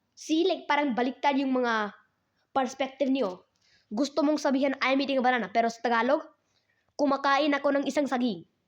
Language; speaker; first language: Filipino; non-native, learner; Hindi